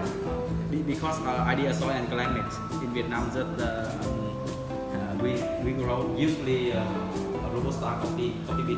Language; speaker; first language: English; non-native, learner; Vietnamese